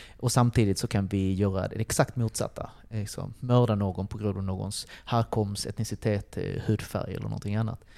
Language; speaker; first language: Swedish; early bilingual, other home language; Spanish